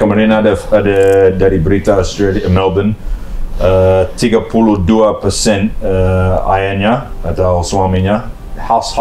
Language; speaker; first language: Indonesian; non-native, learner; English